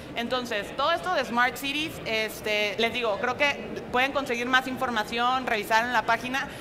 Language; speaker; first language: Spanish; native; Spanish